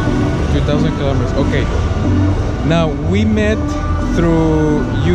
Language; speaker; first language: English; non-native, local second language; Spanish